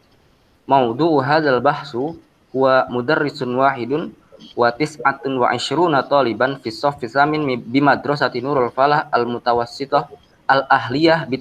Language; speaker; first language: Arabic; non-native, learner; Indonesian